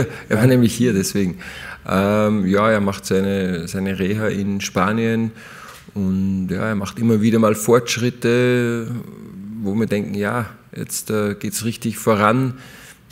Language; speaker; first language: German; native; German